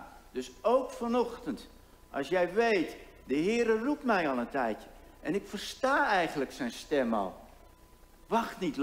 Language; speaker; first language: Dutch; native; Dutch